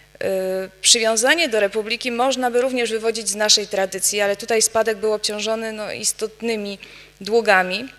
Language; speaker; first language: Polish; native; Polish